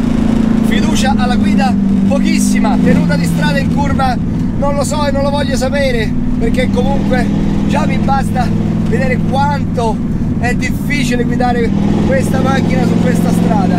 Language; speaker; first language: Italian; native; Italian